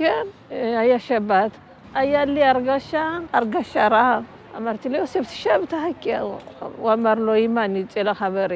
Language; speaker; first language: Hebrew; non-native, learner; Amharic